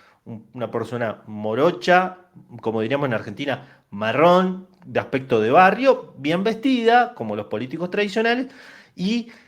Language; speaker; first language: Spanish; native; Spanish